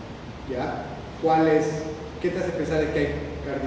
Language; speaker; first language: Spanish; native; Spanish